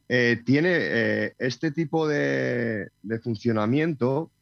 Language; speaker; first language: Spanish; native; Spanish